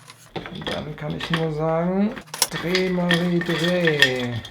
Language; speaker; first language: German; native; German